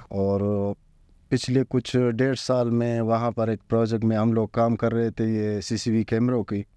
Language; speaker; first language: Urdu; non-native, local second language; Pashto